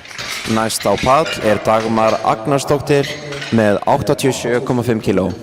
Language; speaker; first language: Icelandic; native; Icelandic